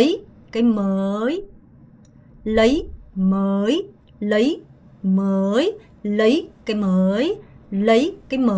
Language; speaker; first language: Vietnamese; non-native, fluent; Korean